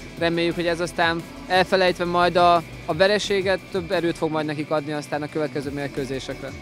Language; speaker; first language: Hungarian; native; Hungarian